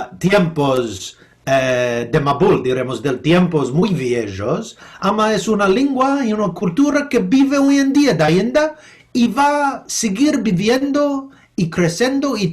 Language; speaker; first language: Spanish; non-native, fluent; English